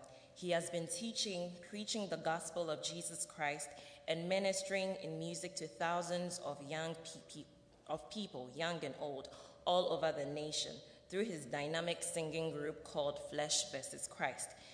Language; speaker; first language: English; non-native, local second language; Akan